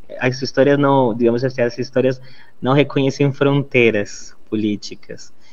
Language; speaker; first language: Portuguese; non-native, fluent; Spanish